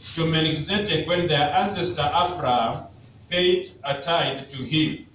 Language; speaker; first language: English; non-native, local second language; Swahili